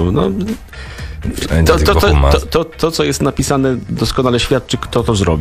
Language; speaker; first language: Polish; native; Polish